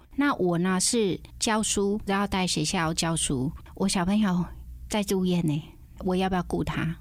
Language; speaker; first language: Chinese; non-native, fluent; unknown